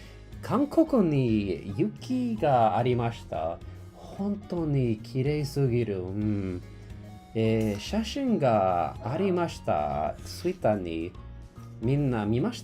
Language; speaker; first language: Japanese; non-native, learner; English